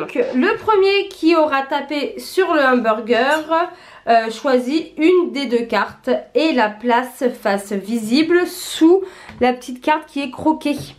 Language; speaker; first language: French; native; French